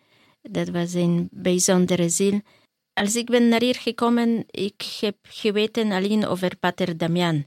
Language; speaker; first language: Dutch; non-native, learner; Polish